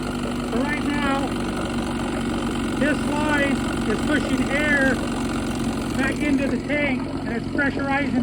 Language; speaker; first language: English; native; English